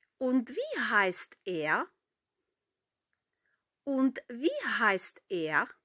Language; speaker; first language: German; non-native, fluent; Ukrainian